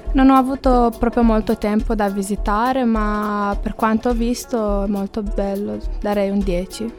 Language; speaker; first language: Italian; non-native, fluent; Romanian